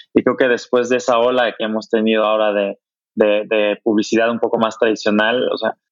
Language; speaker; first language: Spanish; non-native, fluent; German